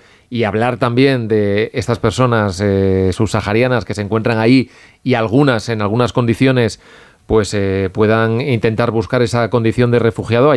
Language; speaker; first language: Spanish; native; Spanish